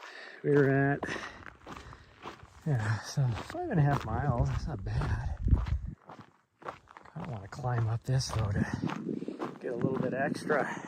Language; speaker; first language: English; native; English